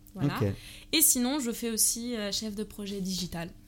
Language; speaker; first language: French; early bilingual, heritage; German